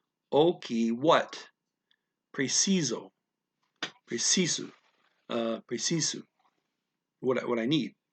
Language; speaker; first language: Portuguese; non-native, learner; English